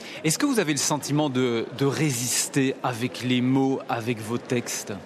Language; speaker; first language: French; native; French